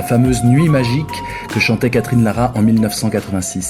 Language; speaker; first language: French; native; French